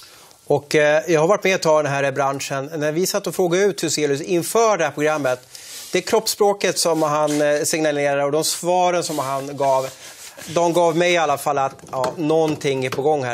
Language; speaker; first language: Swedish; native; Swedish